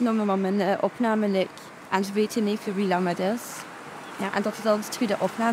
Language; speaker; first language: Dutch; native; Dutch